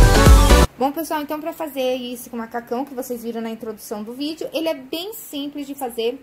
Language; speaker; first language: Portuguese; native; Portuguese